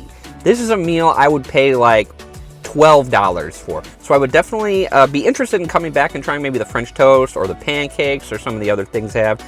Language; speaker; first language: English; native; English